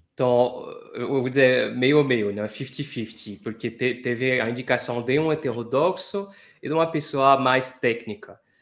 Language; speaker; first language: Portuguese; non-native, fluent; French